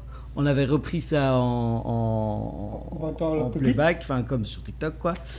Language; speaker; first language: French; native; French